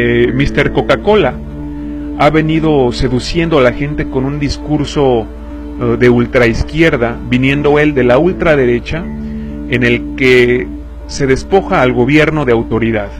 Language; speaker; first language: Spanish; native; Spanish